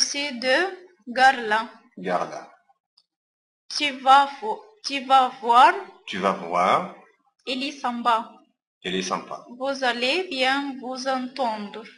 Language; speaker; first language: French; non-native, learner; Arabic